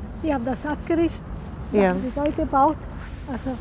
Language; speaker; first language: German; non-native, fluent; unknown